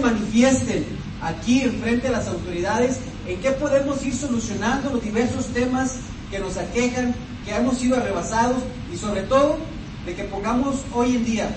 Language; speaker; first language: Spanish; native; Spanish